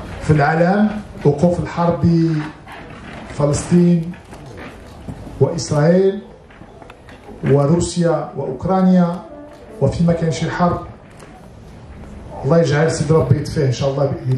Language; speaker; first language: Arabic; native; Arabic